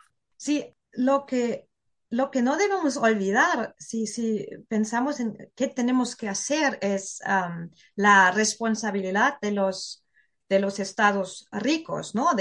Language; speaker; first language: Spanish; non-native, fluent; German